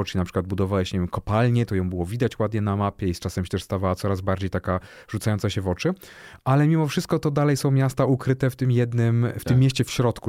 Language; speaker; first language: Polish; native; Polish